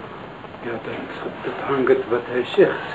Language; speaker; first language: Dutch; non-native, learner; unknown